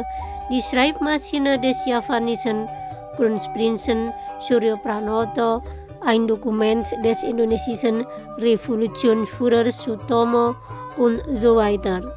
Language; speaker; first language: German; non-native, fluent; Indonesian